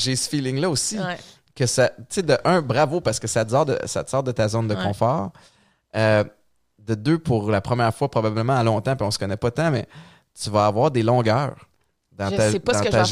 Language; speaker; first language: French; native; French